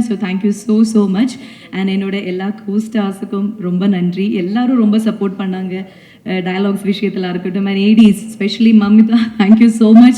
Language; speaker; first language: Tamil; non-native, fluent; Malayalam